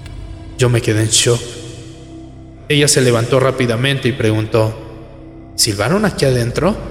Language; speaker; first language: Spanish; native; Spanish